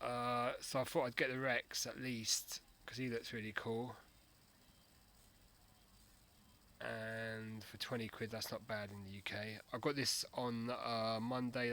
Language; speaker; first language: English; native; English